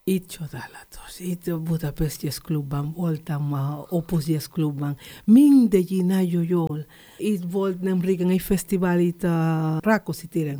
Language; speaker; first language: Hungarian; non-native, learner; Spanish